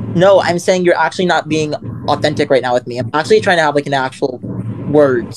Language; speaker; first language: English; native; English